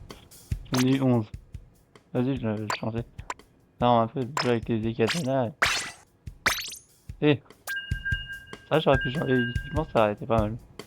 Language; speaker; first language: French; native; French